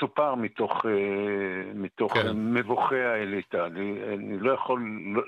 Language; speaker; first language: Hebrew; native; Hebrew